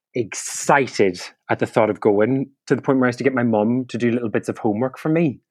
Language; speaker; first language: English; native; English